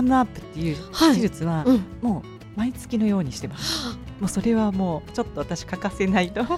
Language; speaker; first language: Japanese; native; Japanese